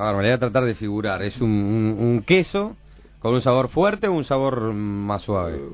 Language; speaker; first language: Spanish; native; Spanish